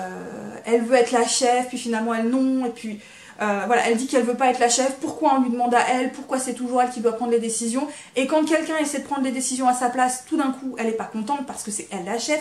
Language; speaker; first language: French; native; French